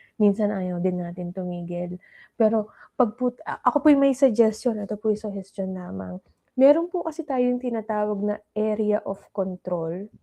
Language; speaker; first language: Filipino; non-native, local second language; Pampanga